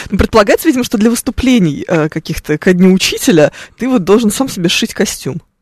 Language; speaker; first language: Russian; native; Russian